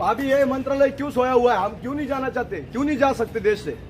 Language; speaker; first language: Hindi; non-native, local second language; Marathi